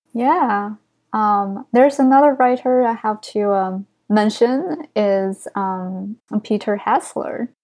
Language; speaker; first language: English; non-native, fluent; Chinese